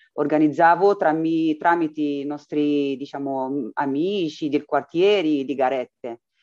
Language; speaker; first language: Italian; non-native, fluent; Arabic